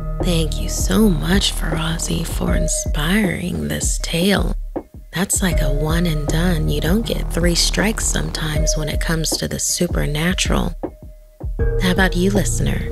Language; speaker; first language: English; native; English